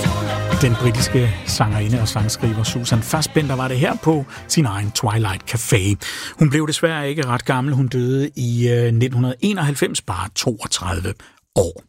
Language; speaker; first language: Danish; native; Danish